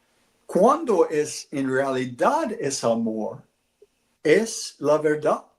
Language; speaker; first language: Spanish; non-native, learner; English